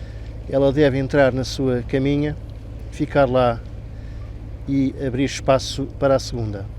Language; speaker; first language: Portuguese; native; Portuguese